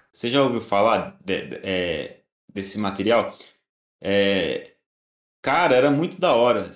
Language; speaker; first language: Portuguese; native; Portuguese